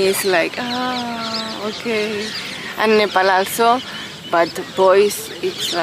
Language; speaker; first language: English; non-native, learner; Spanish